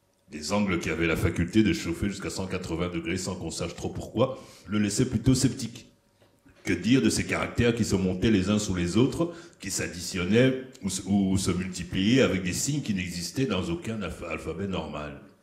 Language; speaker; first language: French; non-native, local second language; Lingala